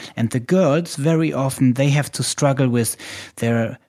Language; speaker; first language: English; non-native, fluent; German